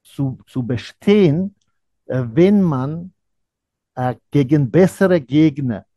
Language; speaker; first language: German; non-native, fluent; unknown